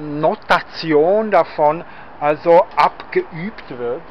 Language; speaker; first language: German; non-native, fluent; Czech